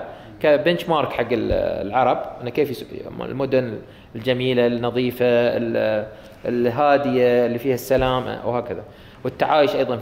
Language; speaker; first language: Arabic; native; Arabic